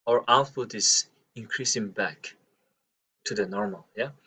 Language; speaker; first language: English; non-native, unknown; Mongolian